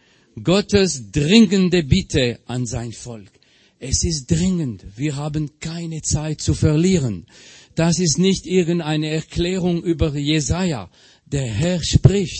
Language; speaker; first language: German; non-native, fluent; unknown